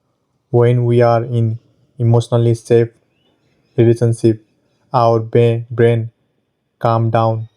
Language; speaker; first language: English; non-native, fluent; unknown